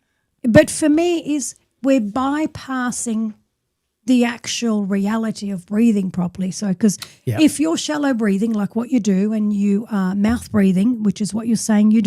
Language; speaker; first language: English; native; English